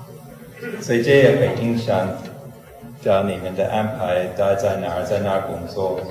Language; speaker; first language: Chinese; non-native, fluent; English